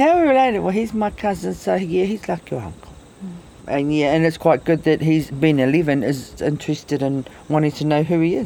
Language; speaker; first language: English; native; English